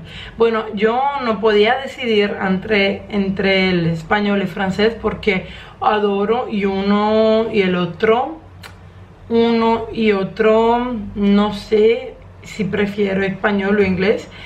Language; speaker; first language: Spanish; non-native, fluent; Croatian